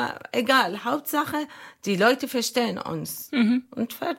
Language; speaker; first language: German; non-native, learner; Arabic